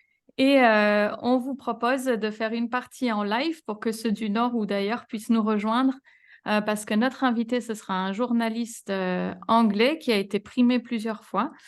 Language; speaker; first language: French; native; French